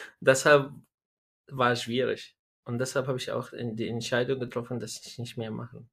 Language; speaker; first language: German; non-native, learner; Arabic